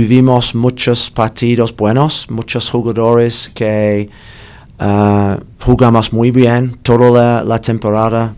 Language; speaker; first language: Spanish; non-native, learner; English